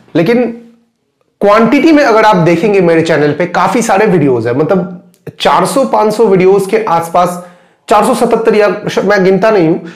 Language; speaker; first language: Hindi; non-native, local second language; Bangla